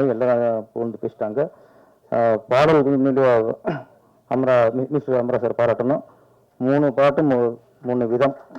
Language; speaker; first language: Tamil; native; Tamil